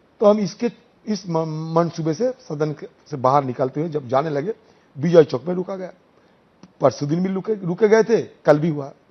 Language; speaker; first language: Hindi; non-native, local second language; Bangla